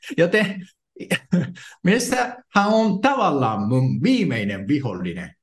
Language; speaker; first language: Finnish; non-native, fluent; Japanese